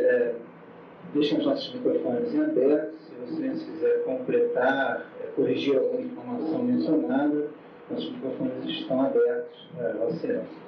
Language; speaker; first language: Portuguese; native; Portuguese